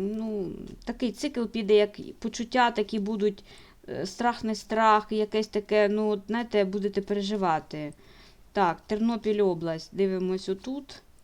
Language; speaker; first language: Ukrainian; non-native, local second language; Russian